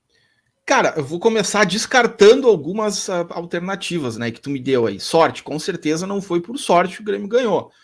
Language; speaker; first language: Portuguese; native; Portuguese